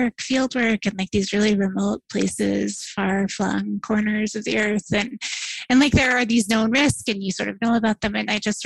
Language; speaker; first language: English; native; English